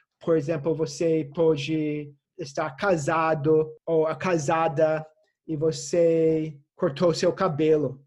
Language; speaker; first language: Portuguese; non-native, fluent; English